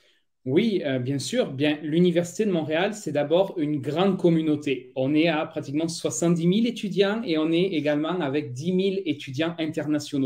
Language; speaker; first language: French; native; French